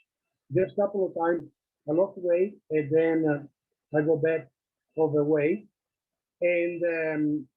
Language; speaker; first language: English; non-native, learner; Italian